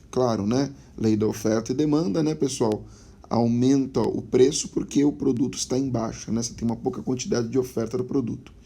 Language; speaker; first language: Portuguese; native; Portuguese